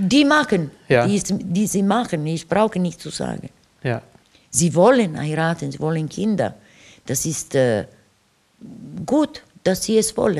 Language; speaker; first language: German; non-native, fluent; Italian